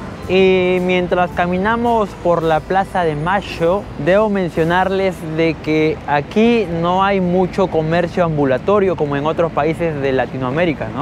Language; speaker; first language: Spanish; native; Spanish